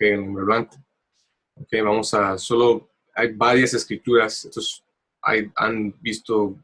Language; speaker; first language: Spanish; early bilingual, heritage; Spanish